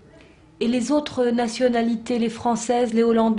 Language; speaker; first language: French; native; French